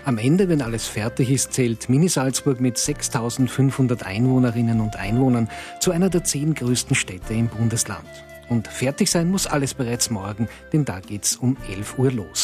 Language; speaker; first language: German; native; German